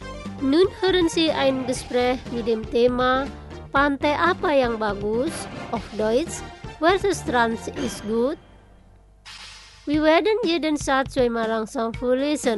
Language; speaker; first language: German; non-native, fluent; Indonesian